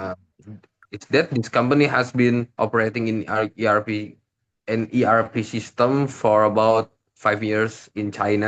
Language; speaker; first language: English; non-native, learner; Indonesian